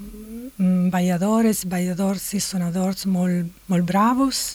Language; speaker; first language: Catalan; non-native, fluent; Italian